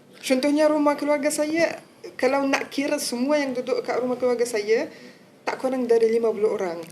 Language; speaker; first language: Malay; non-native, fluent; Arabic